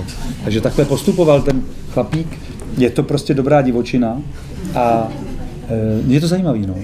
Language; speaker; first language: Czech; native; Czech